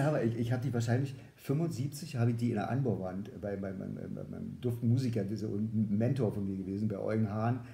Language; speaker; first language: German; native; German